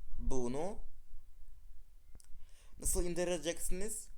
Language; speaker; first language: Turkish; non-native, learner; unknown